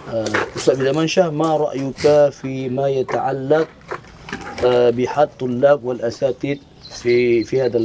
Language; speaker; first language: Arabic; non-native, fluent; Indonesian